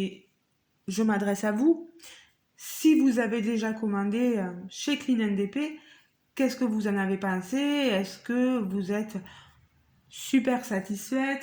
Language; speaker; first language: French; native; French